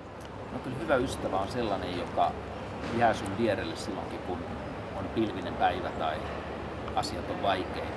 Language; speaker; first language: Finnish; native; Finnish